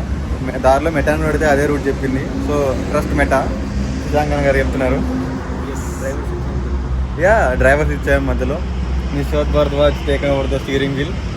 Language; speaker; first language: Telugu; native; Telugu